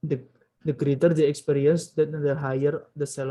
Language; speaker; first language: English; non-native, learner; Indonesian